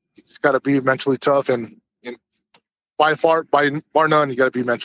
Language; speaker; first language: English; native; English